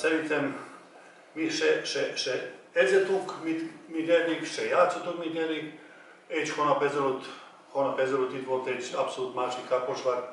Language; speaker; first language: Hungarian; non-native, learner; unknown